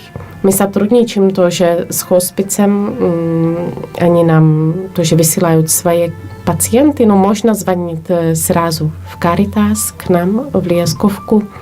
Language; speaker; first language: Russian; non-native, fluent; Polish